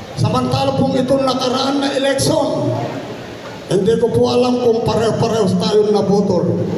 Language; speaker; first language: Filipino; non-native, local second language; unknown